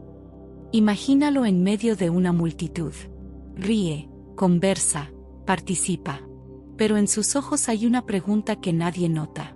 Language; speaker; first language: Spanish; native; Spanish